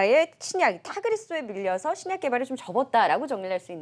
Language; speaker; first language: Korean; native; Korean